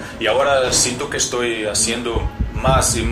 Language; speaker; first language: Spanish; non-native, learner; Portuguese